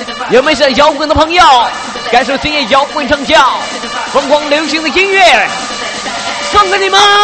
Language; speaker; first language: Chinese; native; Chinese